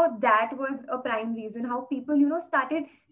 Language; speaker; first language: English; non-native, local second language; Hindi